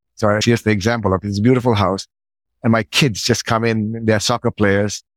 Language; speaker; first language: English; non-native, local second language; Sinhala